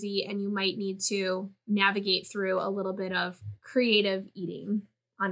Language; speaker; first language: English; native; English